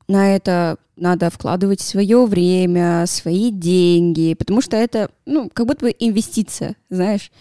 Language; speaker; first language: Russian; non-native, fluent; Spanish